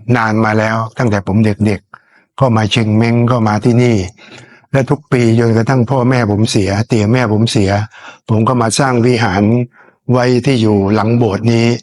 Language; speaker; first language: Thai; native; Thai